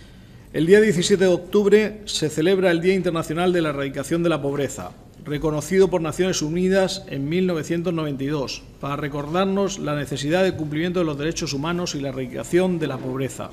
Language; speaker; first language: Spanish; native; Spanish